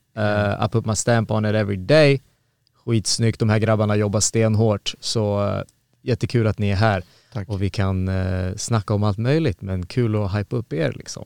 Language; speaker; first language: Swedish; native; Swedish